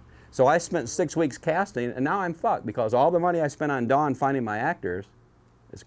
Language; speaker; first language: English; native; English